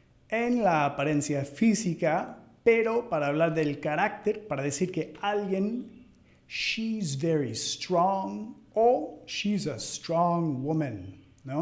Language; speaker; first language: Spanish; non-native, fluent; English